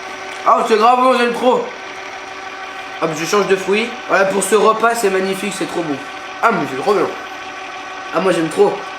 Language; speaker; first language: French; native; French